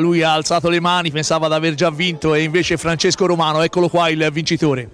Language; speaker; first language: Italian; native; Italian